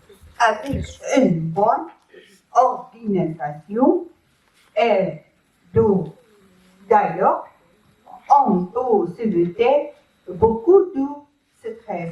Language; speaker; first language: French; non-native, learner; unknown